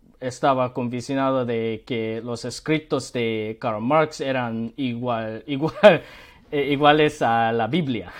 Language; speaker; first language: Spanish; non-native, learner; Korean